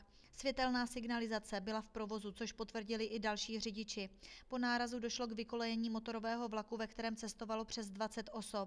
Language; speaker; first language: Czech; native; Czech